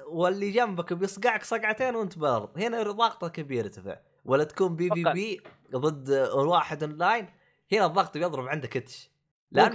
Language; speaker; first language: Arabic; native; Arabic